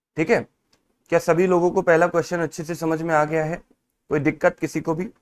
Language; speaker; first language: Hindi; native; Hindi